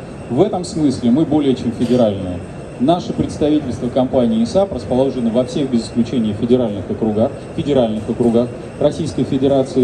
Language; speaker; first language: Russian; native; Russian